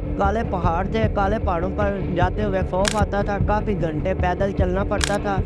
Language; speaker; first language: Urdu; non-native, local second language; Punjabi